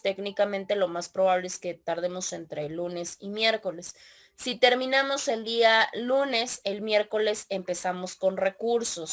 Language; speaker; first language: Spanish; native; Spanish